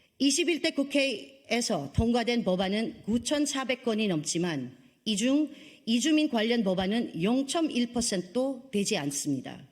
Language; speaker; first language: Korean; non-native, fluent; Filipino